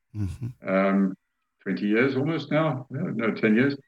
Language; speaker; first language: English; native; English